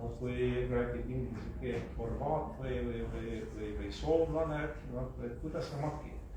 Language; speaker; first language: Estonian; native; Estonian